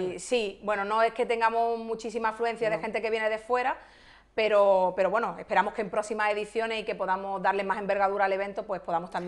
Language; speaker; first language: Spanish; native; Spanish